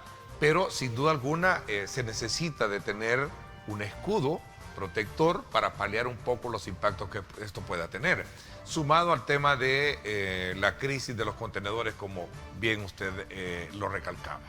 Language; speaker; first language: Spanish; native; Spanish